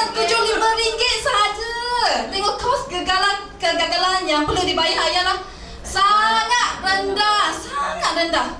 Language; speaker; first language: Malay; non-native, local second language; Chinese